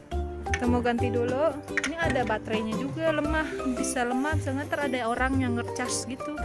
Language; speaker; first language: Indonesian; native; Indonesian